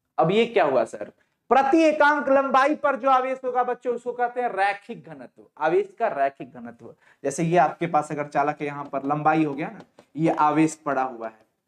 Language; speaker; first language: Hindi; native; Hindi